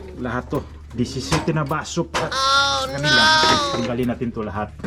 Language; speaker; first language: Filipino; native; Filipino